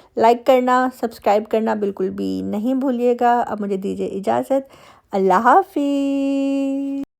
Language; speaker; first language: Urdu; native; Urdu